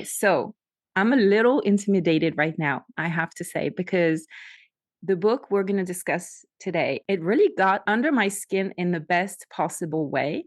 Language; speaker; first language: English; non-native, fluent; French